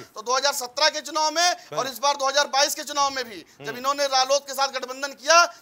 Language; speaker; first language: Hindi; native; Hindi